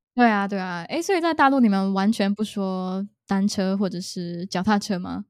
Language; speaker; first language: Chinese; native; Chinese